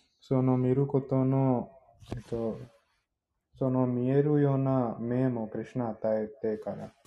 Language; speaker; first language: Japanese; non-native, learner; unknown